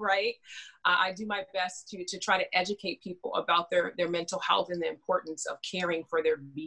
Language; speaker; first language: English; native; English